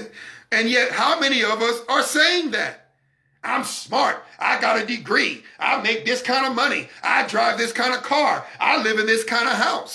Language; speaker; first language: English; native; English